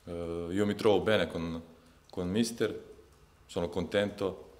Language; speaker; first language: Italian; non-native, fluent; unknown